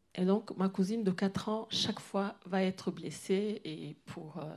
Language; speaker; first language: French; non-native, local second language; Kinyarwanda